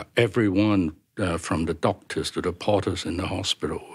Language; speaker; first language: English; non-native, local second language; Cantonese